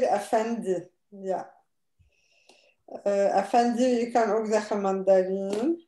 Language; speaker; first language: Dutch; non-native, fluent; Arabic